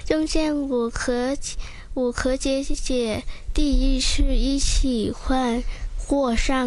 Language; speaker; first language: Chinese; non-native, local second language; Cantonese